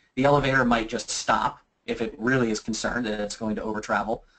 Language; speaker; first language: English; native; English